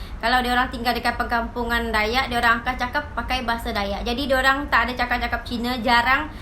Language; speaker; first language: Malay; native; Malay